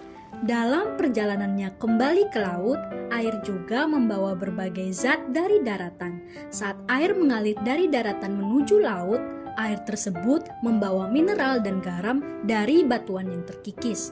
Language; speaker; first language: Indonesian; native; Indonesian